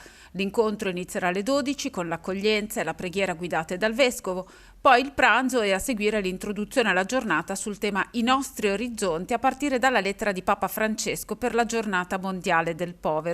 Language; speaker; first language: Italian; native; Italian